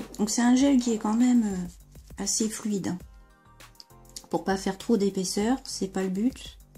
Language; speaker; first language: French; native; French